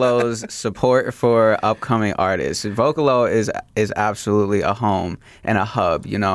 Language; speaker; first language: English; native; English